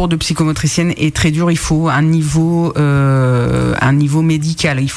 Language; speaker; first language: French; native; French